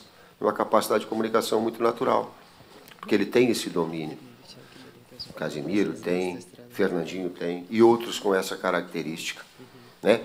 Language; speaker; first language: Portuguese; native; Portuguese